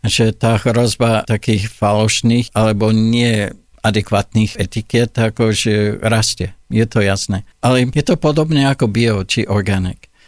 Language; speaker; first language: Slovak; non-native, fluent; English